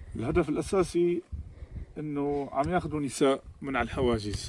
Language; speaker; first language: Arabic; native; Arabic